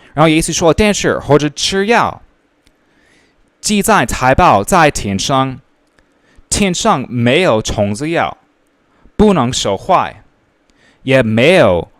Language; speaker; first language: Chinese; non-native, fluent; English